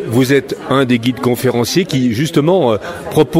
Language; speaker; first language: French; native; French